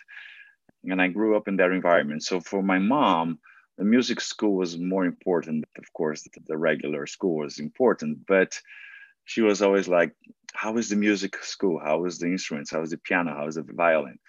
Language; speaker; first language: English; non-native, fluent; Portuguese